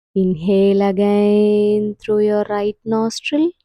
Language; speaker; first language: English; non-native, local second language; Tamil